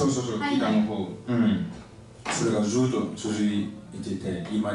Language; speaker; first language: Japanese; non-native, fluent; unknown